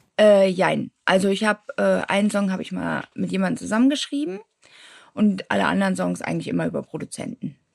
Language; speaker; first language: German; native; German